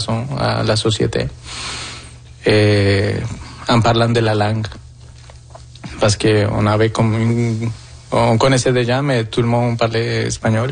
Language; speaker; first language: French; non-native, fluent; Spanish